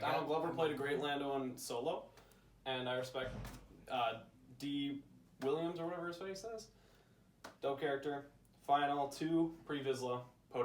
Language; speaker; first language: English; native; English